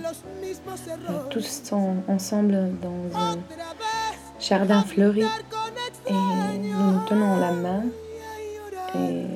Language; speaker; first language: French; non-native, learner; German